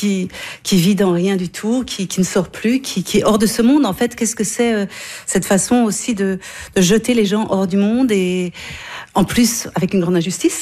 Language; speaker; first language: French; native; French